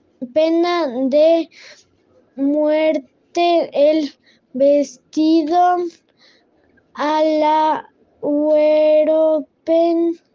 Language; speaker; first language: Spanish; non-native, learner; French